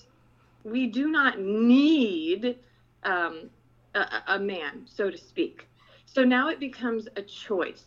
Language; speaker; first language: English; non-native, local second language; Filipino